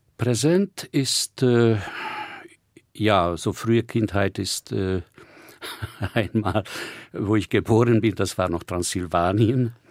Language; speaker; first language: German; non-native, fluent; Hungarian